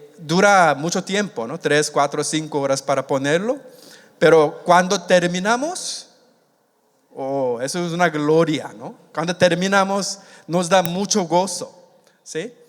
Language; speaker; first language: Spanish; non-native, fluent; Korean